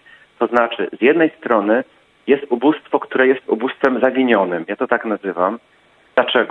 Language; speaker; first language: Polish; native; Polish